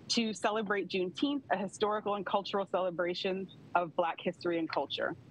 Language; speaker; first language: English; native; English